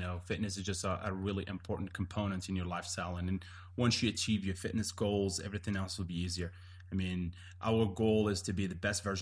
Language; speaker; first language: English; non-native, fluent; Arabic